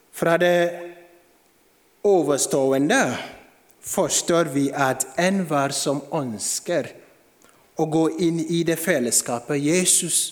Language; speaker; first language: Norwegian; non-native, fluent; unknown